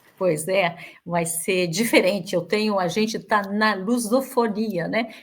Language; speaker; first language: Portuguese; native; Portuguese